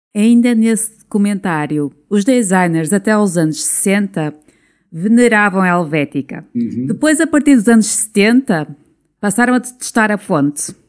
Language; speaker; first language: Portuguese; native; Portuguese